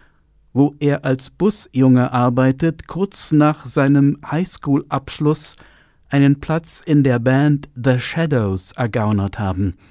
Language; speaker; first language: German; native; German